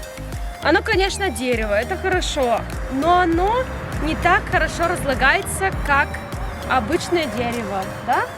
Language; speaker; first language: Russian; early bilingual, heritage; Russian